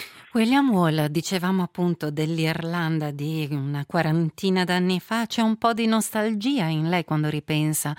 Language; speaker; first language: Italian; native; Italian